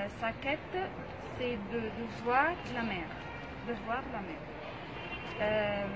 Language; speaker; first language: French; non-native, learner; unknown